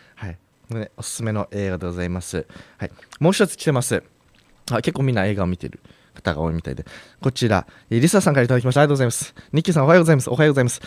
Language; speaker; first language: Japanese; native; Japanese